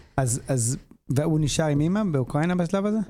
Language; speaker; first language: Hebrew; native; Hebrew